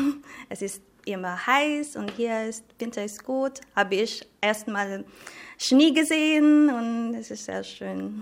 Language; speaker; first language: German; non-native, learner; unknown